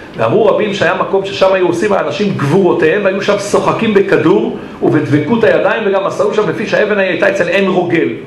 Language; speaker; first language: Hebrew; native; Hebrew